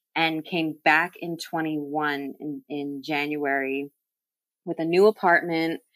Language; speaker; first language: English; native; English